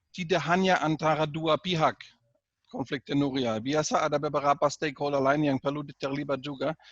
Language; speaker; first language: Indonesian; non-native, fluent; German